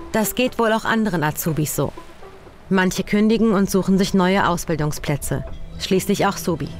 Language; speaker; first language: German; native; German